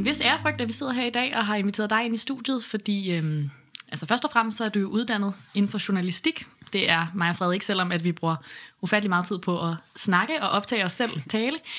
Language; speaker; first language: Danish; native; Danish